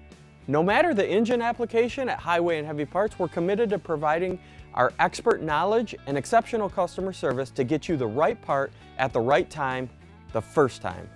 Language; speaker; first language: English; native; English